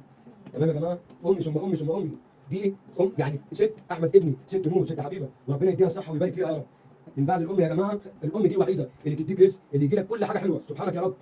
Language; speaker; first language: Arabic; native; Arabic